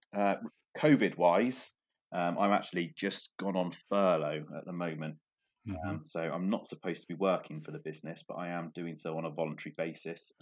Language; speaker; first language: English; native; English